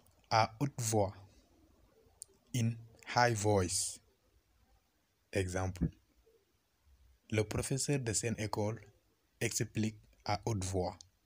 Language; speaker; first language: French; non-native, local second language; Wolof